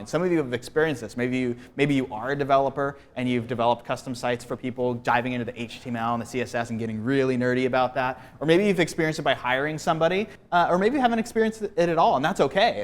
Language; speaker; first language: English; native; English